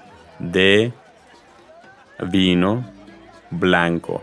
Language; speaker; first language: Spanish; non-native, fluent; English